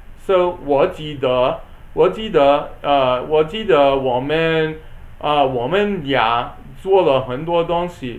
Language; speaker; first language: Chinese; non-native, fluent; English